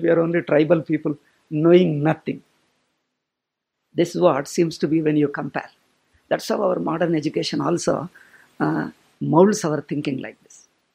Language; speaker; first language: English; non-native, local second language; Kannada